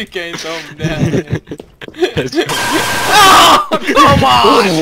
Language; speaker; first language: Swedish; non-native, local second language; Finnish